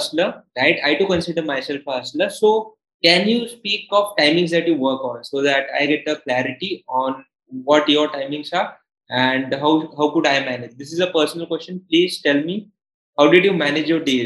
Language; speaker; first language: English; non-native, local second language; Hindi